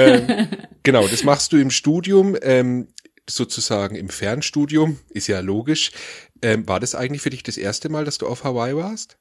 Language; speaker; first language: German; native; German